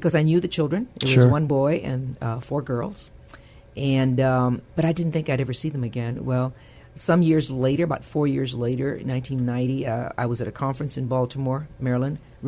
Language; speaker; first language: English; early bilingual, other home language; Spanish